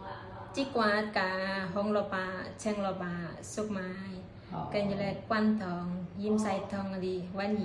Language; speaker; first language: Cantonese; non-native, learner; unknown